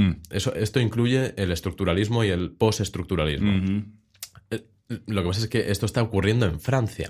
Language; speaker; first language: Spanish; native; Spanish